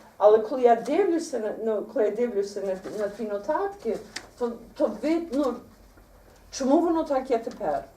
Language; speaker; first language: Ukrainian; early bilingual, heritage; Ukrainian